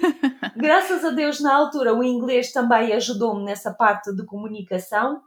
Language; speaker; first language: Portuguese; non-native, fluent; Ukrainian